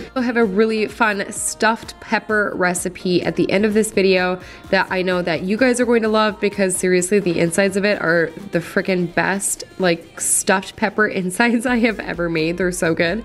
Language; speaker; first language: English; native; English